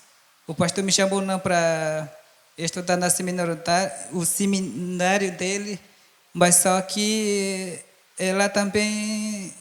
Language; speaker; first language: Portuguese; non-native, local second language; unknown